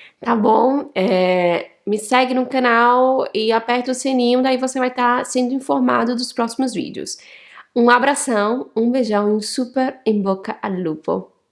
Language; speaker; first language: Portuguese; native; Portuguese